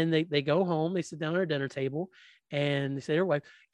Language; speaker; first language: English; native; English